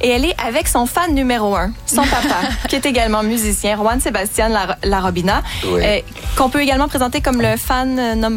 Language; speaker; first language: French; native; French